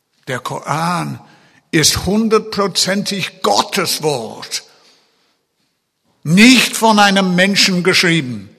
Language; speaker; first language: German; non-native, fluent; English